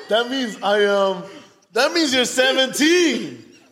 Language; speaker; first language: English; early bilingual, other home language; Spanish